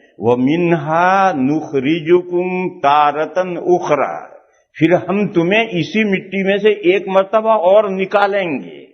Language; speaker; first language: Urdu; non-native, local second language; Gujarati